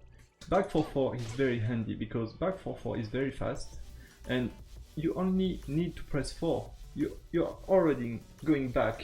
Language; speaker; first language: English; non-native, fluent; French